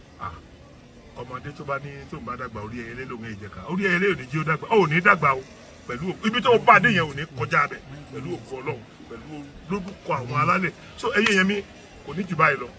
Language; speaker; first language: Yoruba; native; Yoruba